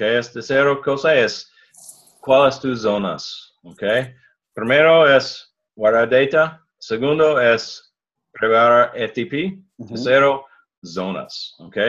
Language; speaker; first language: Spanish; non-native, learner; English